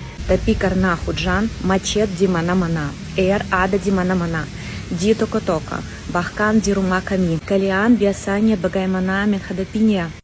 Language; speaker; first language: Indonesian; non-native, fluent; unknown